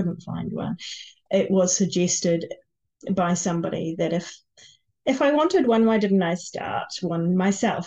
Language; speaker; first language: English; native; English